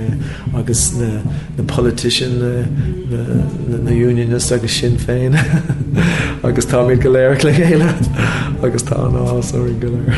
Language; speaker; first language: Irish; non-native, local second language; English